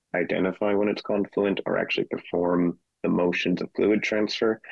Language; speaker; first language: English; native; English